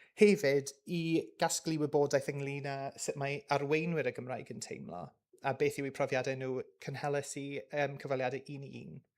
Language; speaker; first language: Welsh; non-native, local second language; English